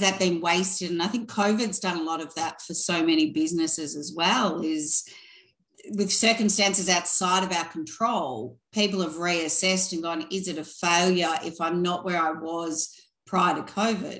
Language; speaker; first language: English; native; English